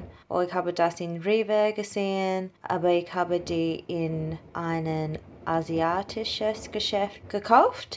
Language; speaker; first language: German; non-native, learner; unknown